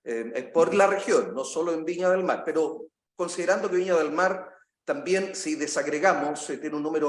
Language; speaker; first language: Spanish; native; Spanish